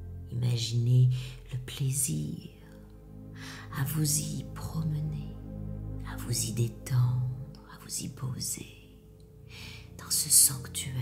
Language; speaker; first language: French; native; French